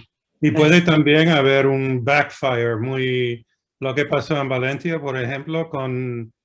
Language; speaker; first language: Spanish; non-native, fluent; English